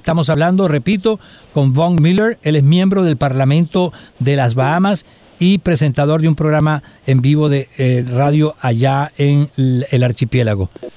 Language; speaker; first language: Spanish; native; Spanish